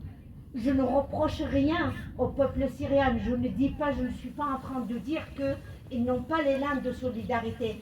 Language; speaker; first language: French; non-native, fluent; Arabic